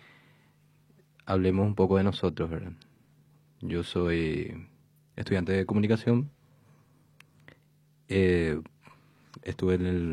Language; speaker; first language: Spanish; native; Spanish